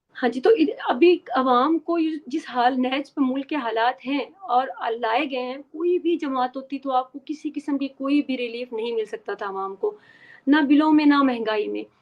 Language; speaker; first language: Urdu; native; Urdu